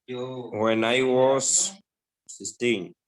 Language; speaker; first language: English; non-native, learner; Spanish